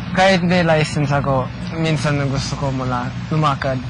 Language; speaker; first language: Filipino; early bilingual, heritage; Filipino